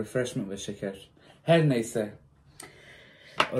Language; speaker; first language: Turkish; early bilingual, heritage; Turkish